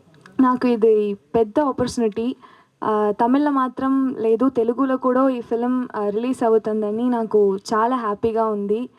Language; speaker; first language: Telugu; non-native, learner; Tamil